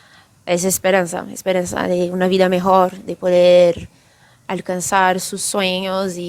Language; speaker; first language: Spanish; non-native, fluent; Portuguese